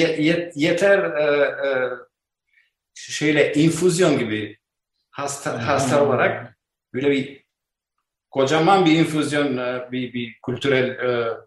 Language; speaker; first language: Turkish; non-native, learner; Albanian